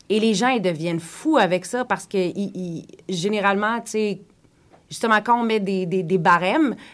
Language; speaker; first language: French; native; French